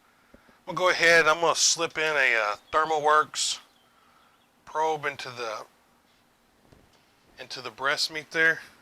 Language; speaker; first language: English; native; English